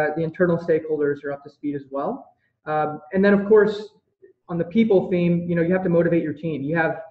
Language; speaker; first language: English; native; English